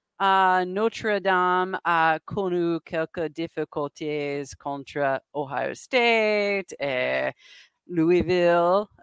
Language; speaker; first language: French; non-native, learner; English